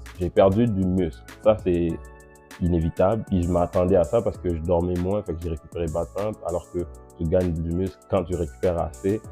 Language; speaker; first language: French; native; French